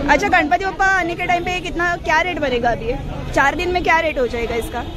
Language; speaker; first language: Hindi; non-native, local second language; Marathi